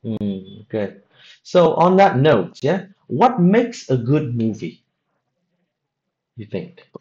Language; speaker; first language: English; non-native, fluent; Vietnamese